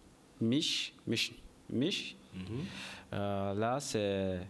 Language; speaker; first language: French; non-native, learner; Kinyarwanda